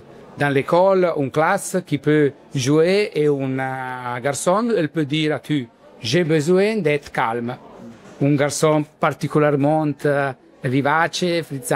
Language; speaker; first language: French; non-native, learner; Italian